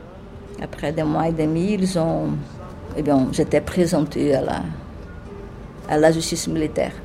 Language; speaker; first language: French; non-native, fluent; Portuguese